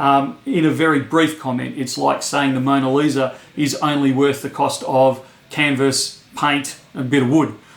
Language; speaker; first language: English; native; English